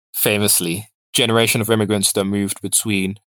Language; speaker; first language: English; early bilingual, other home language; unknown